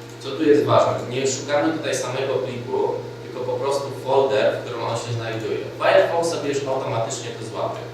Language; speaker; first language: Polish; native; Polish